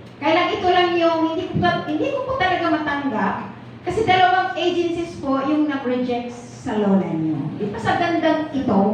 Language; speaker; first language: Filipino; non-native, local second language; Cebuano